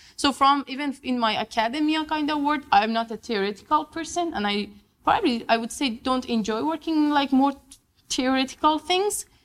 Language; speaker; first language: English; non-native, fluent; Persian